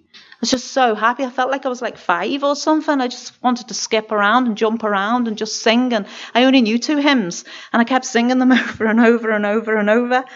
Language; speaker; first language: English; native; English